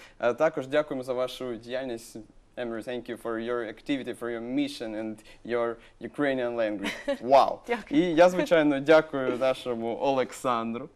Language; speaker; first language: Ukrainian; native; Ukrainian